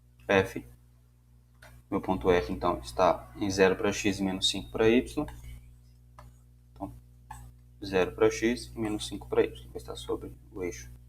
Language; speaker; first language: Portuguese; native; Portuguese